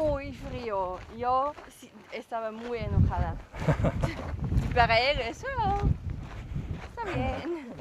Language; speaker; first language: Spanish; non-native, learner; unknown